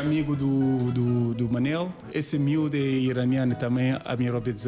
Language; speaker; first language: Portuguese; non-native, learner; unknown